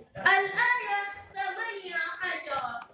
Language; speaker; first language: Arabic; non-native, learner; Indonesian